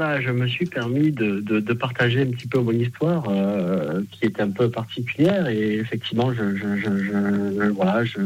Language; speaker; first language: French; native; French